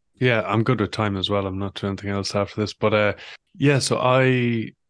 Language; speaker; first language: English; native; English